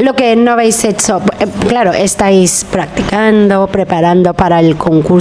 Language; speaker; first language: Spanish; non-native, fluent; Filipino